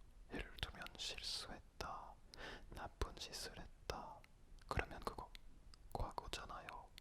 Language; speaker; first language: Korean; non-native, fluent; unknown